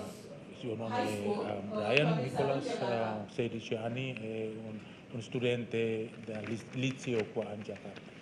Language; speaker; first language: Italian; non-native, fluent; Indonesian